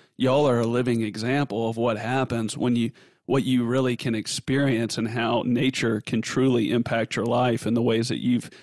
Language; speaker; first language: English; native; English